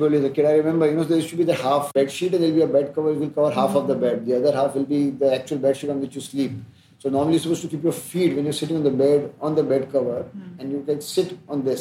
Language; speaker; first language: English; non-native, local second language; Hindi